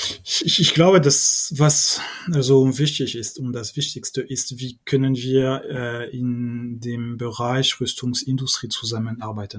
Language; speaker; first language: German; non-native, fluent; French